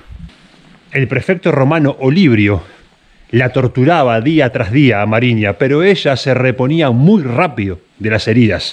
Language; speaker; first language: Spanish; native; Spanish